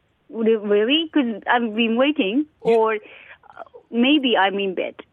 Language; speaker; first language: English; non-native, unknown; Japanese